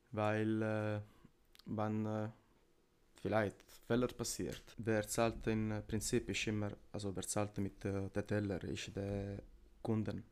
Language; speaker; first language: German; non-native, learner; Italian